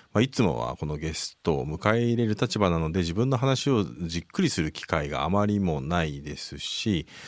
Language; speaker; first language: Japanese; native; Japanese